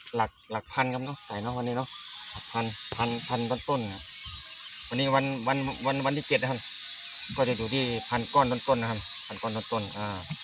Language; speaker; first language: Thai; native; Thai